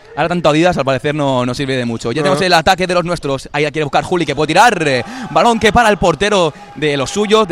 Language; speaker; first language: Spanish; native; Spanish